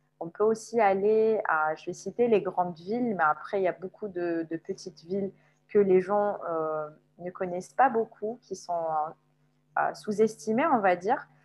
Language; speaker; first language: French; non-native, local second language; Arabic